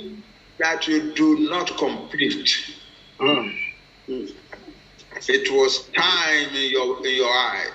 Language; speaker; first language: English; non-native, local second language; Yoruba